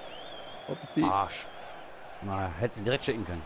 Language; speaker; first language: German; native; German